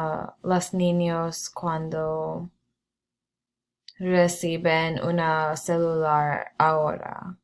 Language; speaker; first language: Spanish; non-native, learner; English